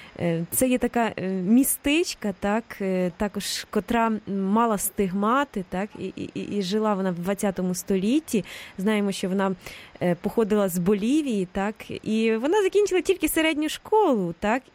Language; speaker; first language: Ukrainian; native; Ukrainian